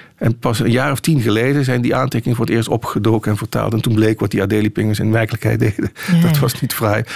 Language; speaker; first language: Dutch; native; Dutch